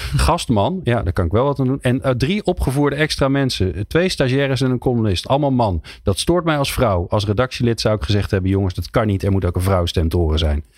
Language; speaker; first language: Dutch; native; Dutch